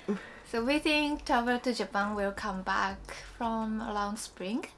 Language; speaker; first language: English; non-native, learner; Japanese